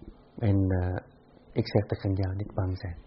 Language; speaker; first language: Dutch; non-native, fluent; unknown